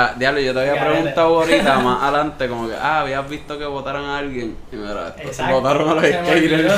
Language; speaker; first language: Spanish; native; Spanish